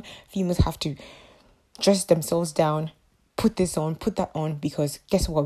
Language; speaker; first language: English; non-native, local second language; Akan